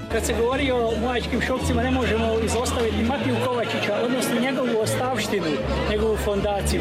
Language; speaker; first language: Croatian; early bilingual, heritage; Croatian